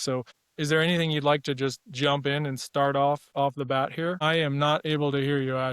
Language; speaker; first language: English; native; English